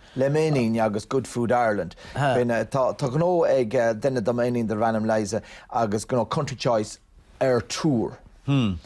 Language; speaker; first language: Irish; non-native, local second language; English